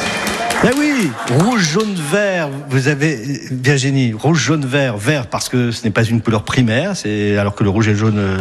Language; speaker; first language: French; native; French